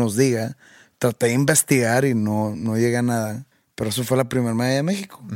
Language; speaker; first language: Spanish; native; Spanish